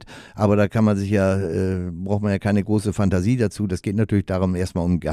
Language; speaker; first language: German; native; German